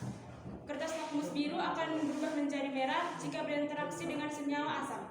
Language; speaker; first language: Indonesian; native; Indonesian